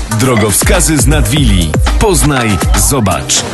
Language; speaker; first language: Polish; native; Polish